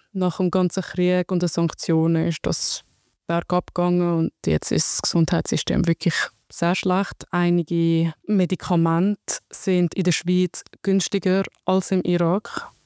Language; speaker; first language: German; early bilingual, other home language; Arabic